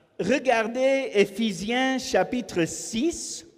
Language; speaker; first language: French; non-native, learner; English